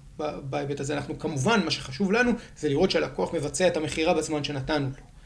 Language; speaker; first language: Hebrew; native; Hebrew